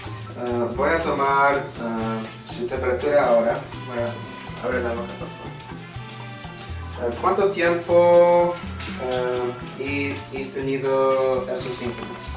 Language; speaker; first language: Spanish; non-native, learner; English